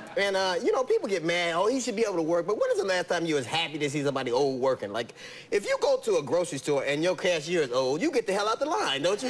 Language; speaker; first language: English; native; English